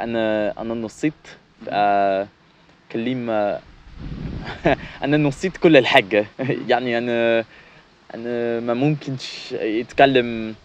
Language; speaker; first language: Arabic; non-native, learner; English